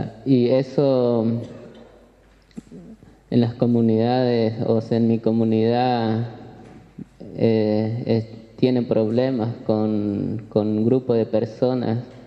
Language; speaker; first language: Spanish; non-native, local second language; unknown